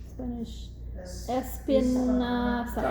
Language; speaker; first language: Spanish; non-native, learner; English